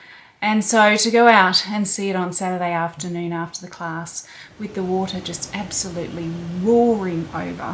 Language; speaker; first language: English; native; English